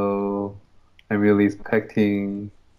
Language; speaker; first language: English; non-native, learner; Korean